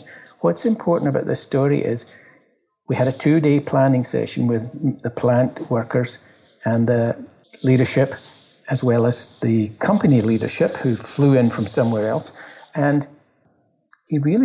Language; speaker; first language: English; native; English